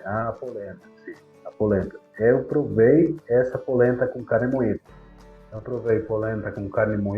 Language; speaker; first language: Portuguese; non-native, fluent; Spanish